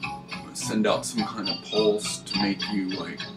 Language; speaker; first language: English; native; English